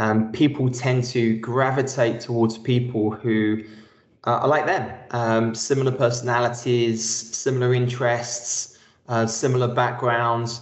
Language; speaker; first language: English; native; English